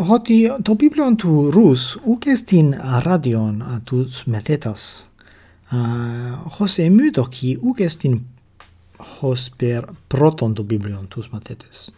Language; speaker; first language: Greek; non-native, learner; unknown